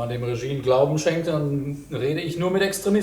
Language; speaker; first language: German; native; German